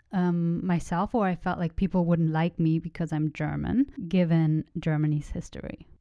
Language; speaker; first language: English; non-native, fluent; German